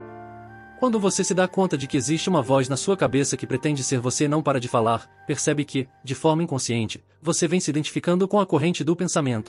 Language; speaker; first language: Portuguese; native; Portuguese